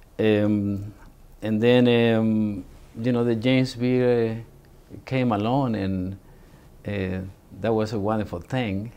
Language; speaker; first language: English; non-native, fluent; Spanish